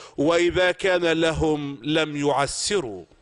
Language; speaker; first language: Arabic; native; Arabic